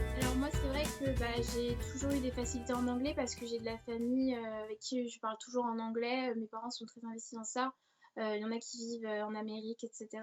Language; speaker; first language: French; native; French